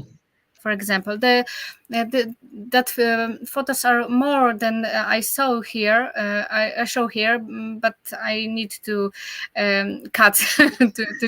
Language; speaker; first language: English; non-native, learner; Polish